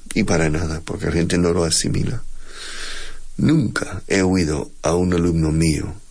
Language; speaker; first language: Spanish; non-native, fluent; English